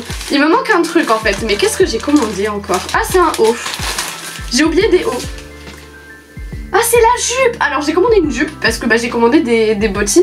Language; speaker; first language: French; native; French